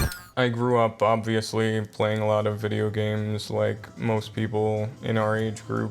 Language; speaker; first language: English; native; English